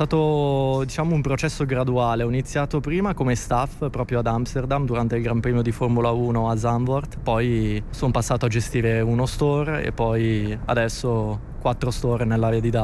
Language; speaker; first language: Italian; native; Italian